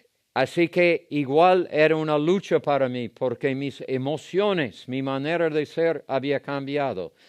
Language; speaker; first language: Spanish; non-native, fluent; English